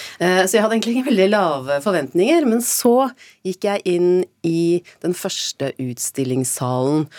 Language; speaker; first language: Norwegian; native; Norwegian